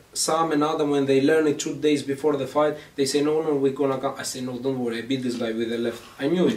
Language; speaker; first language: English; non-native, learner; Greek